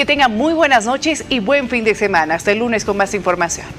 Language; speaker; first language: Spanish; native; Spanish